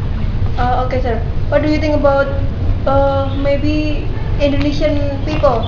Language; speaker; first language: English; non-native, learner; Indonesian